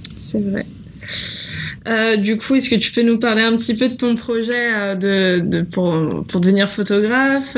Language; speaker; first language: French; native; French